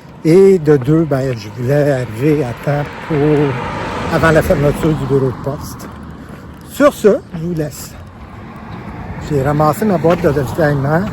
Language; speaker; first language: French; native; French